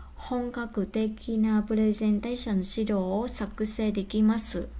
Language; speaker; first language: Japanese; non-native, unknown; Vietnamese